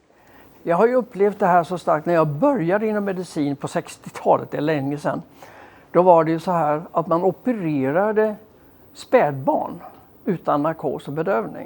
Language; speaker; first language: Swedish; native; Swedish